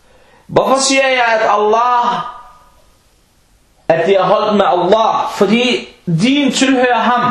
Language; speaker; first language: Danish; non-native, local second language; Arabic